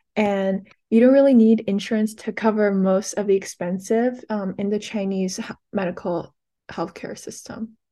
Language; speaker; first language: English; early bilingual, other home language; Chinese